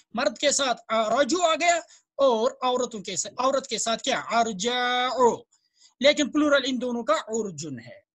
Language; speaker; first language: Hindi; non-native, local second language; Kashmiri